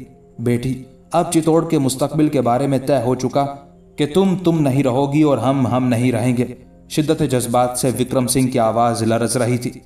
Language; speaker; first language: Urdu; native; Urdu